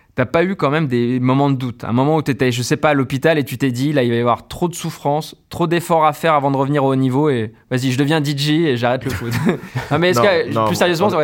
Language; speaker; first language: French; native; French